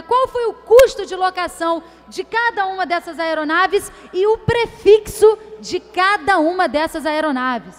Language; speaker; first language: Portuguese; native; Portuguese